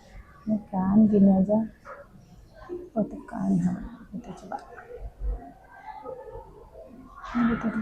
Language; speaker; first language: Indonesian; native; Indonesian